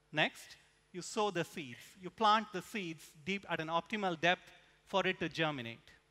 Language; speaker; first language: English; non-native, local second language; Tamil